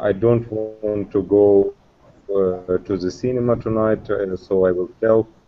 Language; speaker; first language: English; non-native, learner; Russian